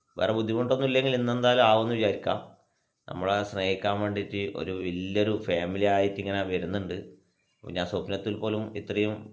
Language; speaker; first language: Malayalam; native; Malayalam